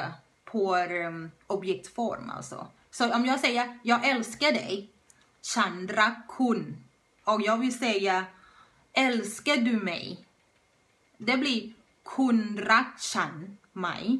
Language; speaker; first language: Swedish; non-native, fluent; Thai